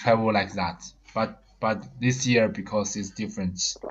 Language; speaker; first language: English; non-native, learner; Chinese